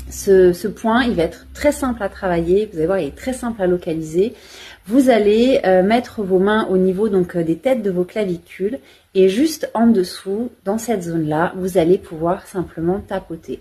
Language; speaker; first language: French; native; French